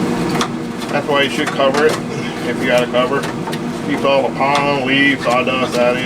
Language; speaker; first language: English; native; English